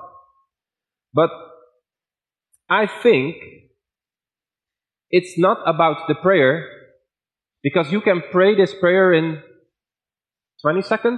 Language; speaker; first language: English; non-native, fluent; Dutch